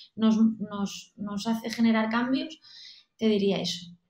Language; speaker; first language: Spanish; native; Spanish